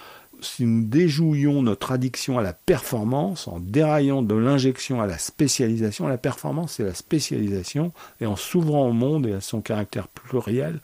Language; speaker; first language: French; native; French